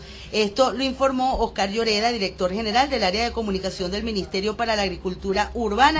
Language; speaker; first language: Spanish; native; Spanish